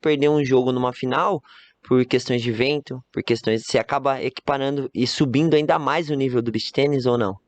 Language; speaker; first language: Portuguese; native; Portuguese